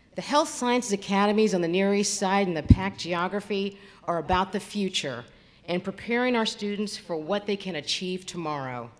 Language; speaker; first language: English; native; English